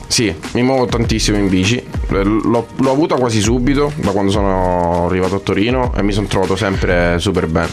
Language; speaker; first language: Italian; native; Italian